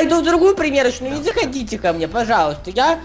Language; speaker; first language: Russian; native; Russian